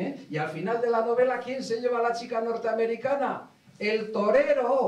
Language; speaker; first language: Spanish; native; Spanish